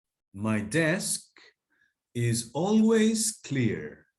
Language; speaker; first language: English; non-native, fluent; Spanish